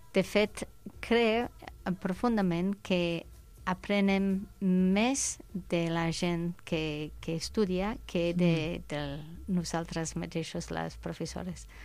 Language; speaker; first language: Catalan; non-native, fluent; English